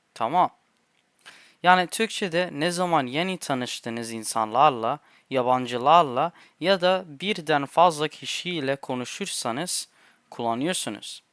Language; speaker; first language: Turkish; non-native, fluent; English